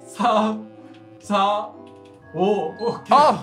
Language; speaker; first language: Korean; native; Korean